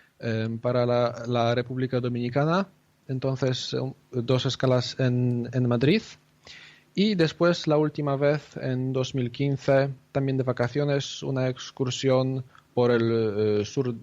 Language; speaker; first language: Spanish; non-native, fluent; Polish